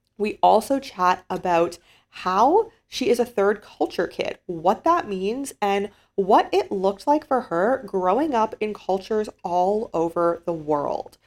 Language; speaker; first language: English; native; English